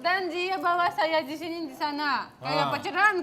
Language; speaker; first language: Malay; non-native, learner; Russian